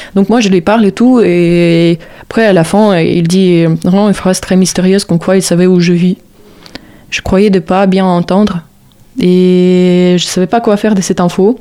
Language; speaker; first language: French; non-native, fluent; Russian